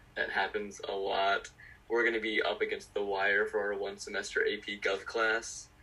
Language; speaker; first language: English; native; English